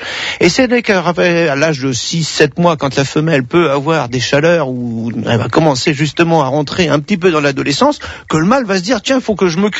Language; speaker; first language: French; native; French